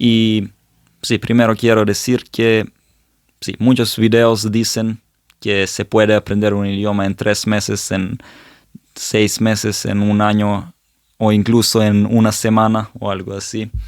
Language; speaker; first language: Spanish; non-native, fluent; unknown